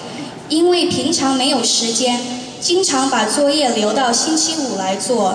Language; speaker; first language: Chinese; early bilingual, heritage; Chinese